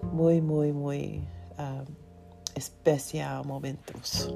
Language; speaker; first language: Spanish; non-native, learner; English